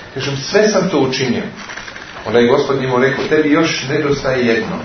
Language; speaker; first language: Serbian; early bilingual, heritage; Serbian